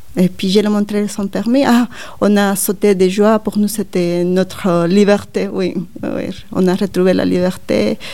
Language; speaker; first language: French; non-native, learner; Spanish